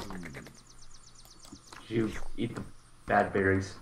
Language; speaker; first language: English; native; English